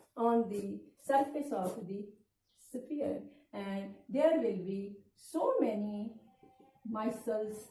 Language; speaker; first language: English; non-native, local second language; Punjabi